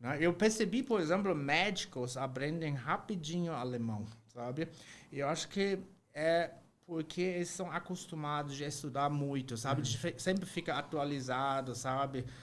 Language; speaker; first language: Portuguese; non-native, fluent; German